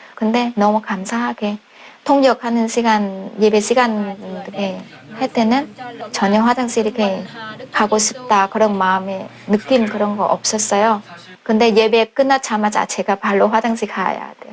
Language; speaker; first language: Korean; non-native, fluent; Vietnamese